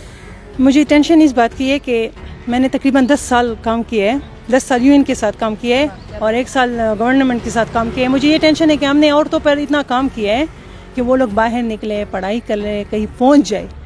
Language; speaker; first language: Hindi; non-native, local second language; Persian